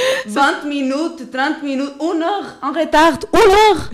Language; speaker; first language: French; non-native, learner; Portuguese